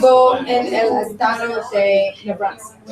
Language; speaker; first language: Spanish; non-native, learner; English